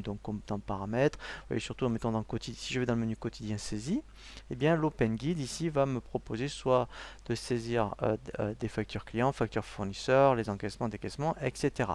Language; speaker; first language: French; native; French